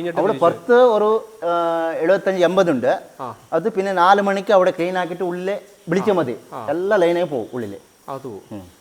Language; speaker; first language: Malayalam; non-native, learner; Kannada